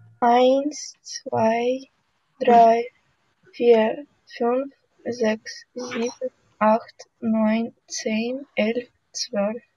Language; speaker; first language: German; non-native, learner; Russian